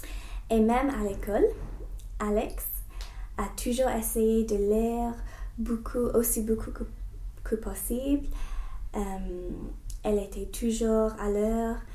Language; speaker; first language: French; non-native, learner; English